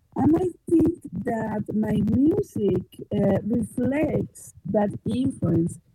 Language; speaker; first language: English; non-native, fluent; Spanish